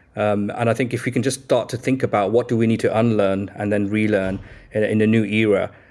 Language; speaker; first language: English; native; English